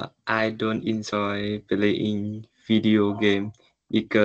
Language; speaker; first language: English; non-native, learner; Vietnamese